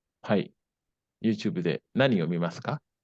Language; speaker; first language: Japanese; non-native, fluent; Indonesian